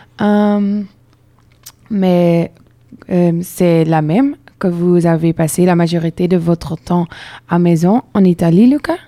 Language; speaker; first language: French; non-native, local second language; Dutch